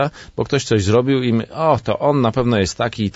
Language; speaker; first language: Polish; native; Polish